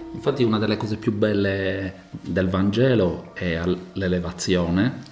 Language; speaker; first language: Italian; native; Italian